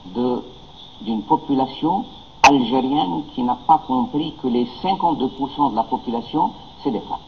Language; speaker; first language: French; non-native, local second language; Arabic